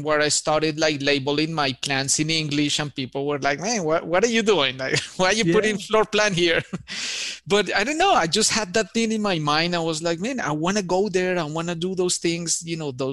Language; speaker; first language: English; non-native, fluent; Spanish